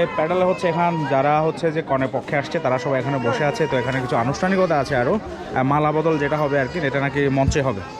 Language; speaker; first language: Bangla; non-native, local second language; Chakma